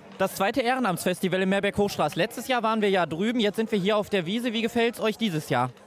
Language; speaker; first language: German; native; German